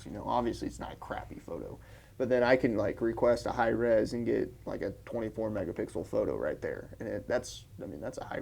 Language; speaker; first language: English; native; English